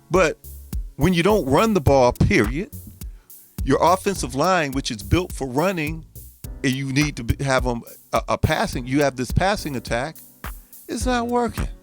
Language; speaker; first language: English; native; English